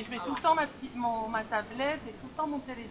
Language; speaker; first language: French; native; French